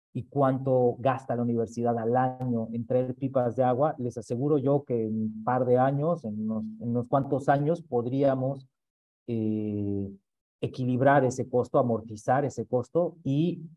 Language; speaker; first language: Spanish; native; Spanish